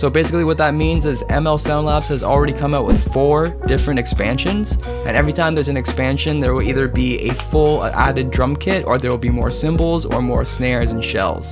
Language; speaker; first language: English; native; English